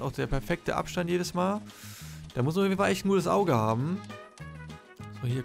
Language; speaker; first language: German; native; German